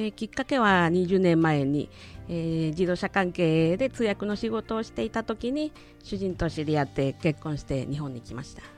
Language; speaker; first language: Japanese; non-native, fluent; Spanish